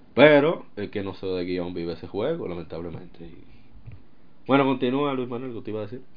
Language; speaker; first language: Spanish; native; Spanish